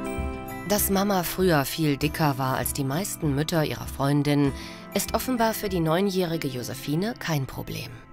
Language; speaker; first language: German; native; German